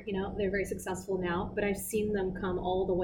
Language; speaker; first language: English; non-native, fluent; Russian